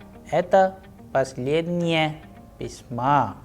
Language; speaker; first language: Russian; non-native, fluent; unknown